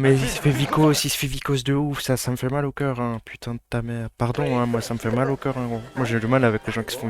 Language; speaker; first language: French; native; French